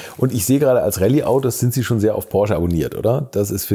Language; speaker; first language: German; native; German